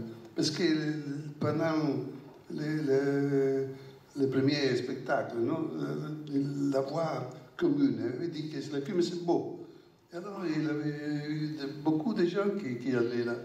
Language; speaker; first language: French; non-native, fluent; Italian